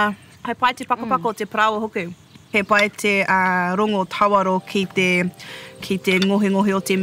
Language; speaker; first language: Māori; non-native, local second language; English